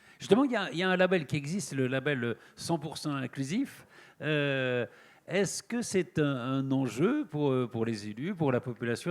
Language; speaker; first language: French; native; French